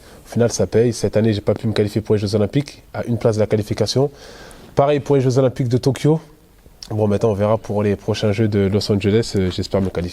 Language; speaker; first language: French; native; French